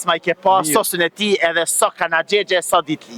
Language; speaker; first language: Albanian; native; Albanian